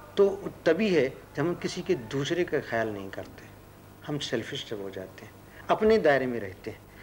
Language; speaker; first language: Urdu; non-native, local second language; Punjabi